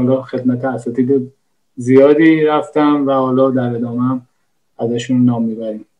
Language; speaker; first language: Persian; native; Persian